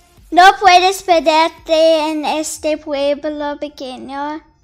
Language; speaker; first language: Spanish; non-native, learner; English